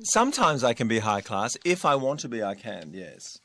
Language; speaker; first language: English; native; English